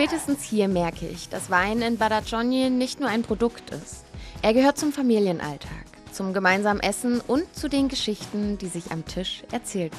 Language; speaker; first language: German; native; German